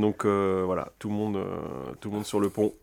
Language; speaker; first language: French; native; French